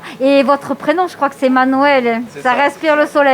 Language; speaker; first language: French; native; French